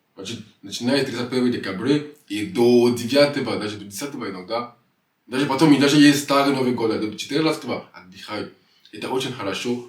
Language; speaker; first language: Russian; non-native, fluent; French